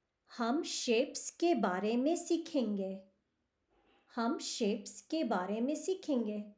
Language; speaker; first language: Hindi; early bilingual, heritage; Hindi